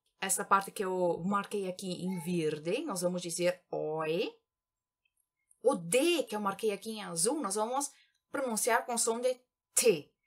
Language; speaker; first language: Portuguese; native; Portuguese